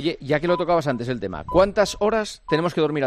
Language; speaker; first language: Spanish; native; Spanish